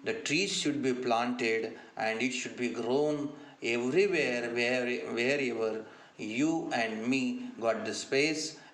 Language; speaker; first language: English; non-native, local second language; Marathi